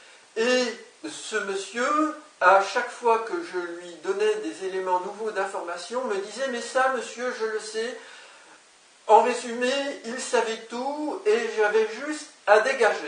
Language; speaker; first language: French; native; French